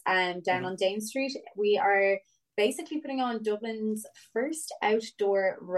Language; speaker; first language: English; native; English